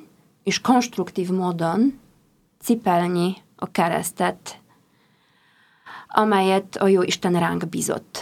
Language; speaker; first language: Hungarian; non-native, fluent; Polish